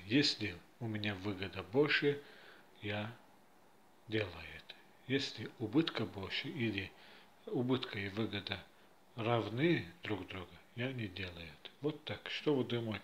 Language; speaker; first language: Russian; non-native, fluent; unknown